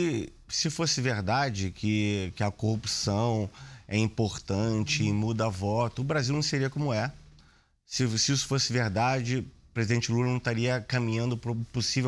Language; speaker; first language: Portuguese; native; Portuguese